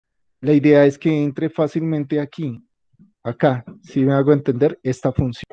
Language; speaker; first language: Spanish; native; Spanish